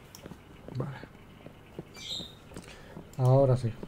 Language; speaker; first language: Spanish; native; Spanish